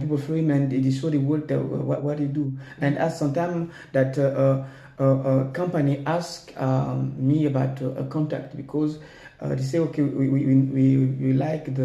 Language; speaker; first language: English; non-native, learner; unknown